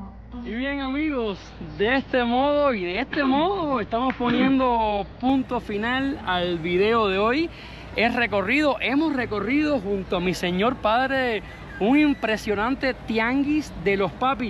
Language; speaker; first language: Spanish; native; Spanish